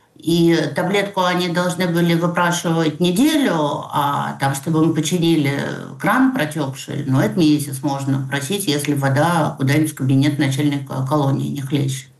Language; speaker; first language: Russian; native; Russian